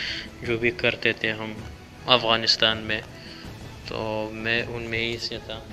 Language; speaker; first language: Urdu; non-native, local second language; Pashto